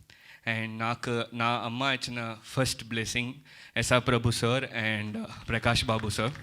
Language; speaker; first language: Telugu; early bilingual, heritage; Telugu